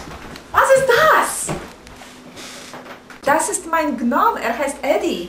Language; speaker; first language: German; non-native, learner; English